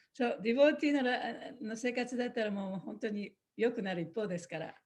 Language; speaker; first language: Japanese; native; Japanese